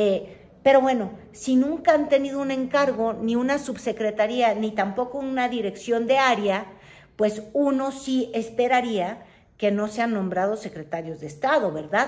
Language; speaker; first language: Spanish; native; Spanish